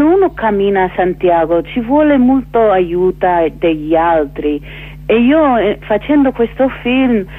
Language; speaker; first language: Italian; non-native, fluent; English